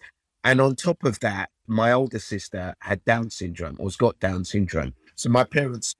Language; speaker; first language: English; early bilingual, other home language; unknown